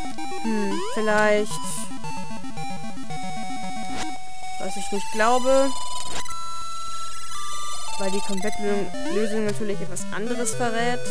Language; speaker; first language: German; native; German